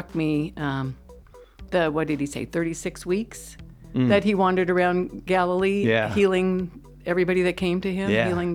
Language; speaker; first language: English; native; English